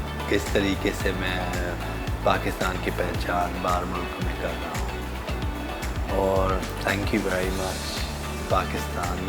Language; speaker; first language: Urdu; early bilingual, heritage; Urdu